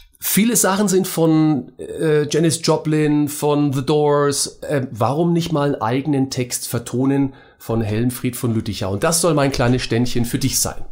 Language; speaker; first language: German; native; German